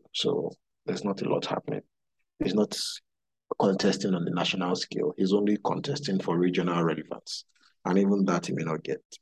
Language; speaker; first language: English; non-native, local second language; Yoruba